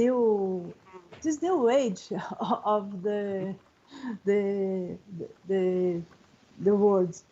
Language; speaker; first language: English; non-native, learner; Portuguese